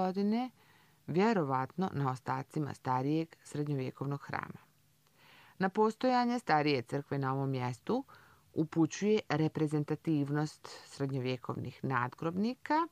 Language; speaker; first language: Croatian; native; Croatian